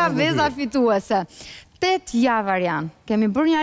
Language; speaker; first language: Albanian; native; Albanian